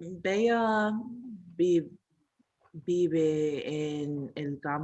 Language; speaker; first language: Spanish; non-native, learner; English